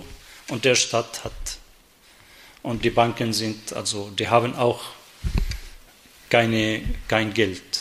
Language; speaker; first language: German; non-native, fluent; Arabic